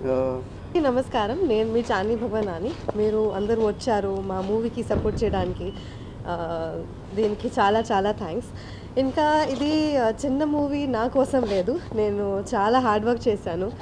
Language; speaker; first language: Telugu; non-native, learner; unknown